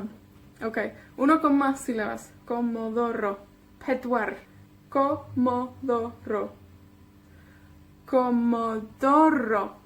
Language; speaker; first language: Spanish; non-native, fluent; Welsh